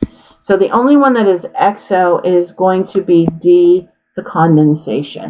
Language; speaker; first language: English; native; English